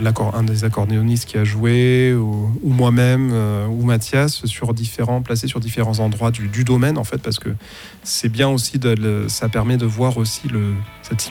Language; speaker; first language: French; native; French